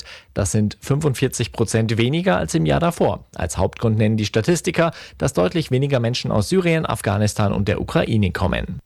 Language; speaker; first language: German; native; German